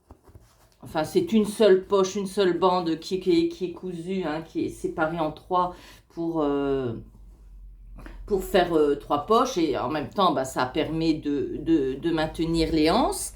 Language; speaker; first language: French; native; French